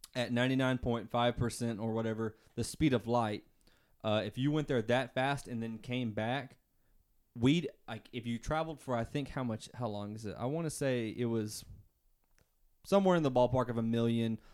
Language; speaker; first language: English; native; English